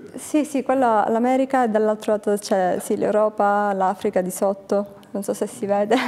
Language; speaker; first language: Italian; native; Italian